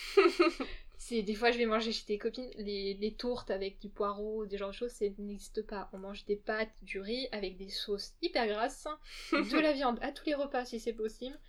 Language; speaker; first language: French; early bilingual, other home language; Portuguese